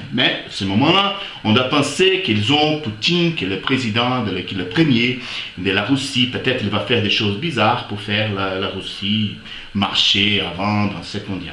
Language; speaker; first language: French; non-native, fluent; Portuguese